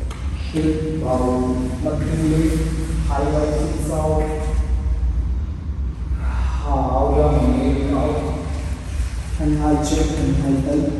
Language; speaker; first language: Vietnamese; non-native, learner; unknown